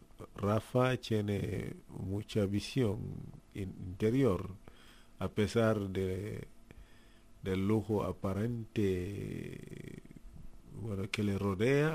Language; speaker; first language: Spanish; non-native, fluent; Wolof